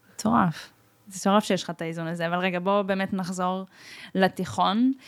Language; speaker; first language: Hebrew; early bilingual, other home language; Russian